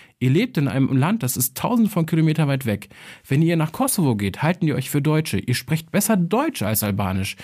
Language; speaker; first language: German; early bilingual, other home language; Albanian